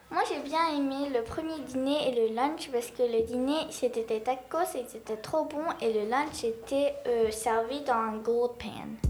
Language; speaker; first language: French; early bilingual, heritage; French